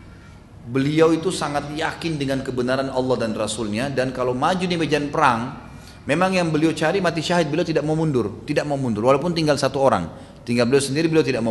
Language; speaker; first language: Indonesian; native; Indonesian